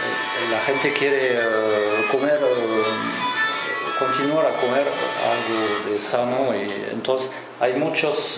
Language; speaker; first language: Spanish; non-native, fluent; French